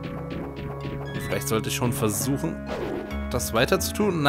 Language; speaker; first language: German; native; German